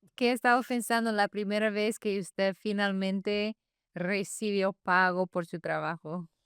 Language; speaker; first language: Spanish; non-native, fluent; English